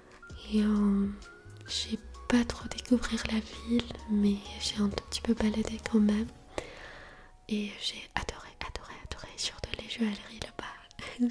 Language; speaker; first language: French; non-native, fluent; Armenian